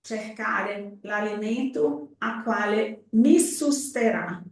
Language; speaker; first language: Italian; non-native, fluent; Portuguese